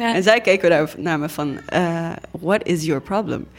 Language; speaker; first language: Dutch; early bilingual, other home language; English